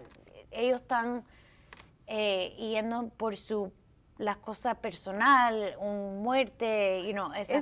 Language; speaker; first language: Spanish; early bilingual, heritage; English